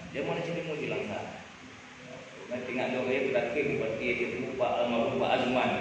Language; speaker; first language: Malay; non-native, local second language; Achinese